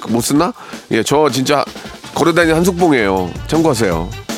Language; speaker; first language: Korean; native; Korean